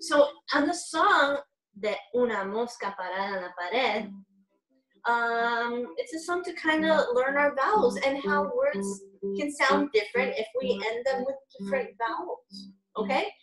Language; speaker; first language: English; early bilingual, other home language; Spanish